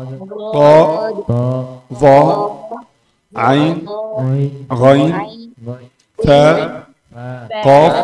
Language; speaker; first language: Arabic; non-native, fluent; Indonesian